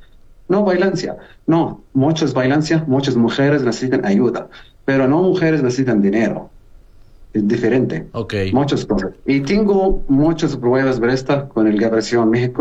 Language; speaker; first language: Spanish; non-native, learner; Arabic